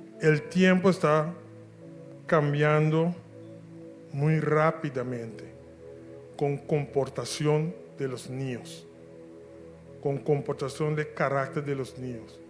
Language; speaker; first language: Spanish; non-native, local second language; Papiamento